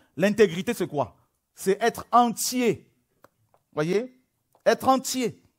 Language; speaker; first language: French; non-native, local second language; Lingala